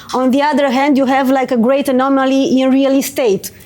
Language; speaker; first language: English; non-native, fluent; Romanian